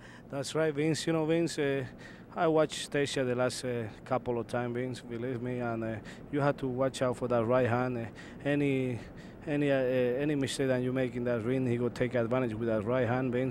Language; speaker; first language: English; non-native, fluent; Spanish